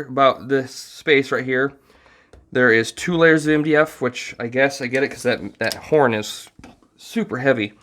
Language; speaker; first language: English; native; English